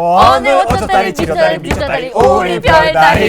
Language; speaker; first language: Korean; non-native, fluent; Spanish